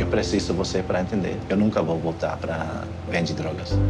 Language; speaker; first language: Portuguese; non-native, learner; English